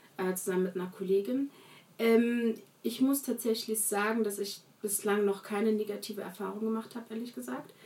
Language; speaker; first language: German; early bilingual, other home language; Portuguese